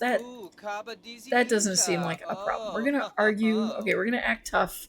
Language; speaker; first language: English; native; English